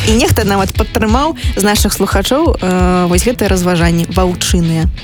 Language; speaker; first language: Belarusian; non-native, local second language; Russian